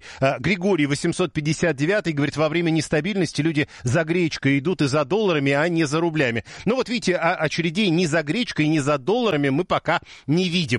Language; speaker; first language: Russian; native; Russian